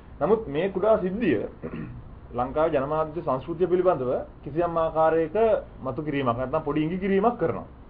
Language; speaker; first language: Sinhala; native; Sinhala